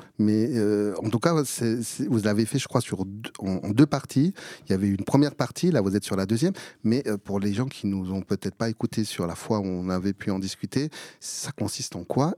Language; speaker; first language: French; native; French